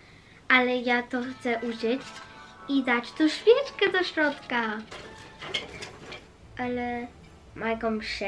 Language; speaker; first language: Polish; early bilingual, heritage; Polish